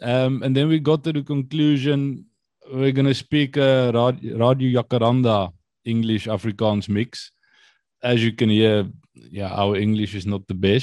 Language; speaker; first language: English; non-native, local second language; Afrikaans